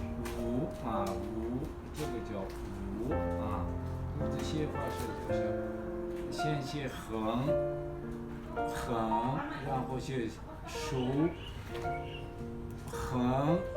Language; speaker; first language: Chinese; non-native, fluent; Kazakh